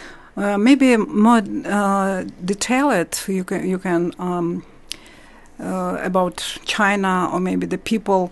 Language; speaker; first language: English; non-native, learner; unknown